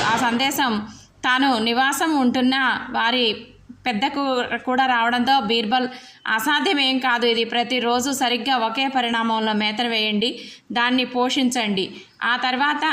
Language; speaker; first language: Telugu; native; Telugu